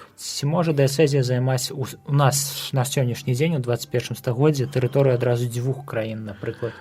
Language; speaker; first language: Belarusian; native; Belarusian